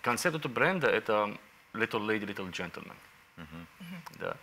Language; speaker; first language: Russian; non-native, learner; Arabic